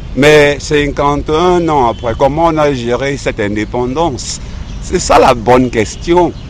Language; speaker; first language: French; non-native, local second language; English